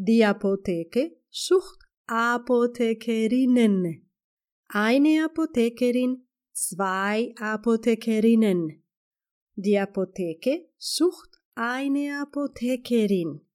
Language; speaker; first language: German; non-native, fluent; Spanish